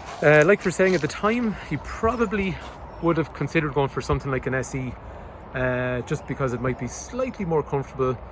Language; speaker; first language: English; native; English